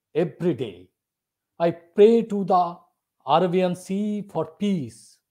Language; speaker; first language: English; non-native, local second language; Bangla